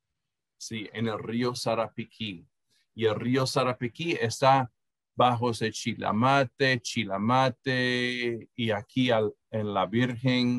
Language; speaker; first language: Spanish; non-native, fluent; English